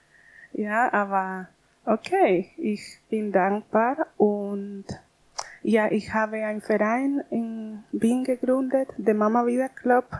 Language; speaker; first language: German; non-native, learner; Spanish